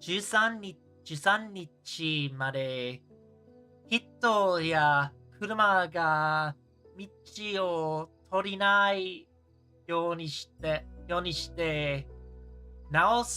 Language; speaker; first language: Japanese; non-native, learner; English